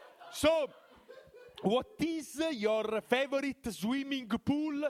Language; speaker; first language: English; non-native, learner; Italian